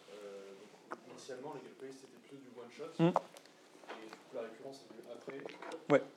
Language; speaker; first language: French; native; French